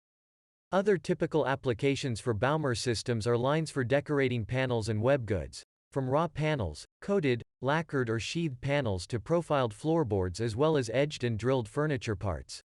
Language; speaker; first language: English; non-native, fluent; German